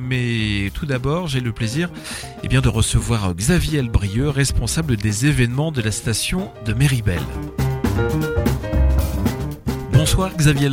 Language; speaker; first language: French; native; French